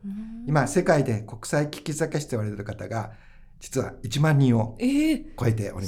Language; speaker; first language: Japanese; native; Japanese